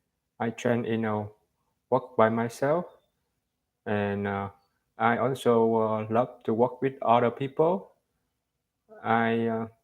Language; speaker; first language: English; non-native, learner; Vietnamese